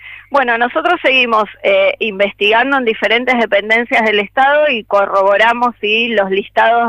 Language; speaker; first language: Spanish; native; Spanish